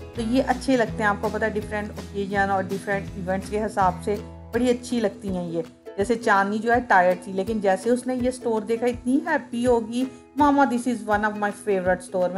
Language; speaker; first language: Urdu; native; Urdu